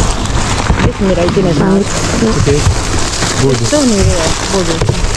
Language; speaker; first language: Spanish; native; Spanish